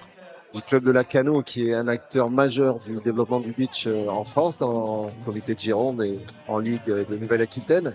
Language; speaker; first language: French; native; French